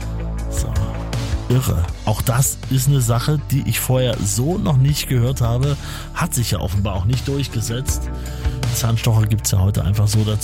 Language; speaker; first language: German; native; German